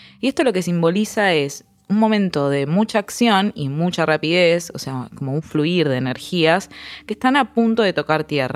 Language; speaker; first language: Spanish; native; Spanish